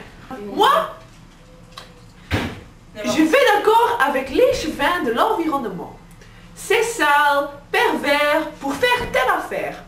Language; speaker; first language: French; non-native, learner; Dutch